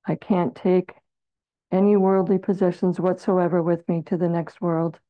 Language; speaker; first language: English; native; English